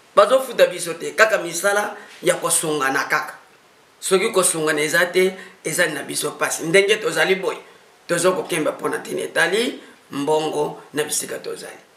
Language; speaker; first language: Lingala; non-native, local second language; Kituba (Democratic Republic of Congo)